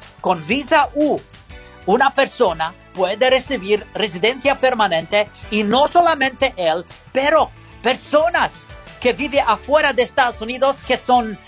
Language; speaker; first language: Spanish; non-native, learner; English